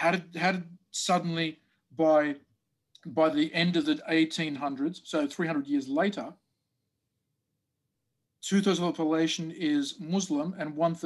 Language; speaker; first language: English; native; English